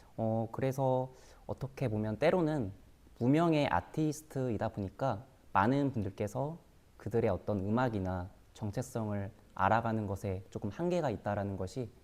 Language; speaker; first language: Korean; native; Korean